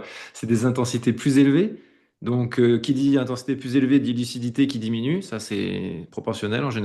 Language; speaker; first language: French; native; French